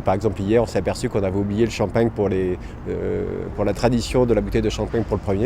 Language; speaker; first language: French; native; French